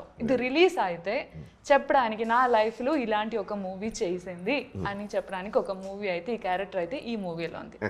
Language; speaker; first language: Telugu; non-native, learner; Malayalam